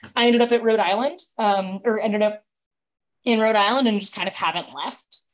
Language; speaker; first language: English; native; English